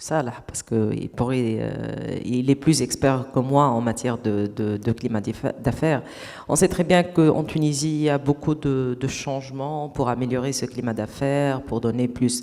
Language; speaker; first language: French; non-native, local second language; Arabic